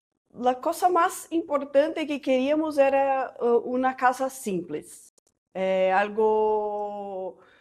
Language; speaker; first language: Spanish; non-native, fluent; Portuguese